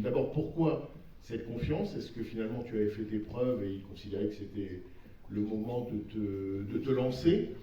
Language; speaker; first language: French; native; French